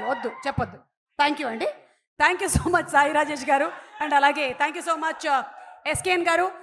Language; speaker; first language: Telugu; native; Telugu